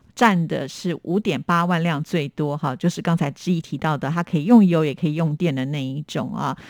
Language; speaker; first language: Chinese; native; Chinese